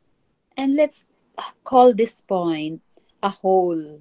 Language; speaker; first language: English; non-native, local second language; Filipino